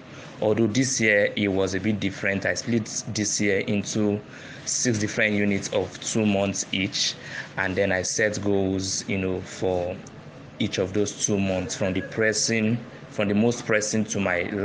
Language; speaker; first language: English; non-native, local second language; Igbo